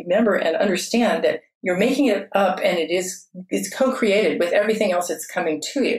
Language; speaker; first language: English; native; English